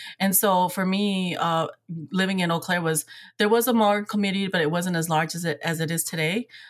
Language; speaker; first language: English; early bilingual, other home language; Hmong